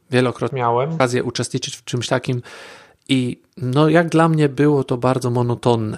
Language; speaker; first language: Polish; native; Polish